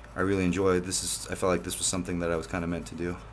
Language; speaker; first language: English; native; English